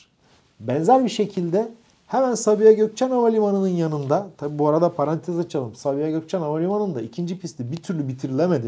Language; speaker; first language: Turkish; native; Turkish